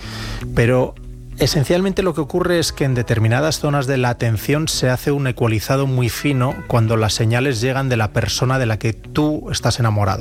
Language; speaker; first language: Spanish; native; Spanish